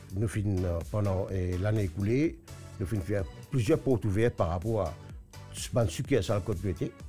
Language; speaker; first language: French; non-native, local second language; Morisyen